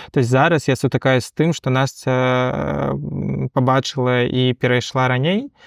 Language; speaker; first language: Belarusian; non-native, local second language; Russian